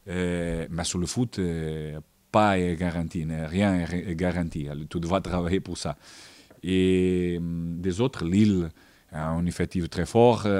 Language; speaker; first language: French; non-native, fluent; Portuguese